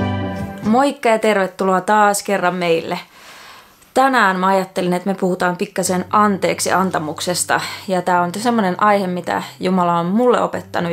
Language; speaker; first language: Finnish; native; Finnish